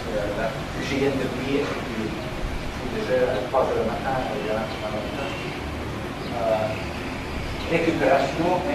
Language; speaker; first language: French; non-native, learner; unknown